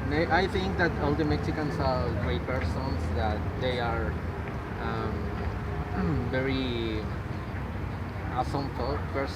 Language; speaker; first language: English; non-native, learner; Spanish